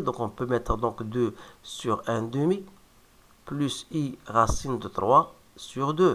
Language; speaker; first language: French; non-native, local second language; Arabic